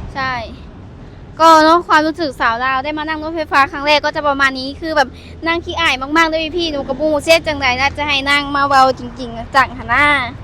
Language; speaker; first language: Thai; native; Thai